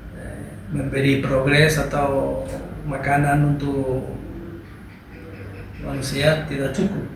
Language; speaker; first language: Indonesian; non-native, learner; Spanish